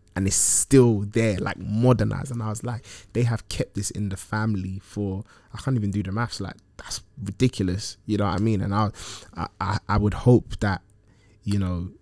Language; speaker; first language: English; early bilingual, other home language; Akan